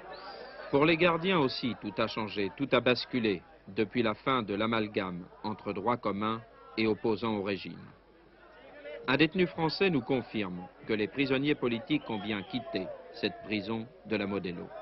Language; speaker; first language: French; native; French